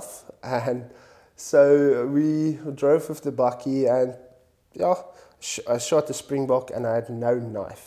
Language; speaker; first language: English; non-native, local second language; Afrikaans